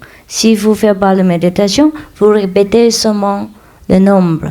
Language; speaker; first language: French; non-native, fluent; Vietnamese